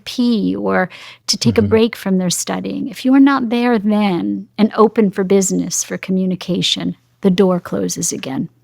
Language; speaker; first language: English; native; English